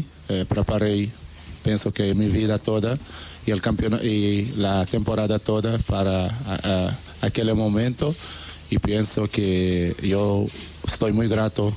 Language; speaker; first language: Spanish; non-native, learner; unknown